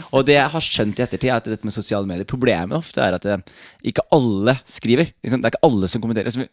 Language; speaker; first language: Norwegian; native; Norwegian